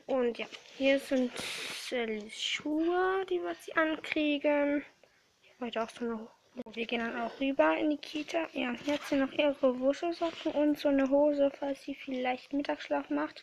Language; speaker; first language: German; native; German